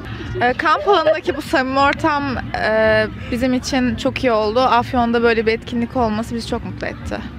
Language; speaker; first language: Turkish; native; Turkish